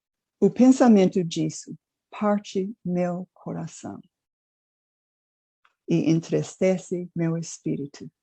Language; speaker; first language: Portuguese; non-native, fluent; English